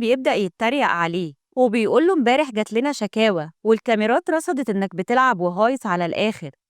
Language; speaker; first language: Arabic; native; Arabic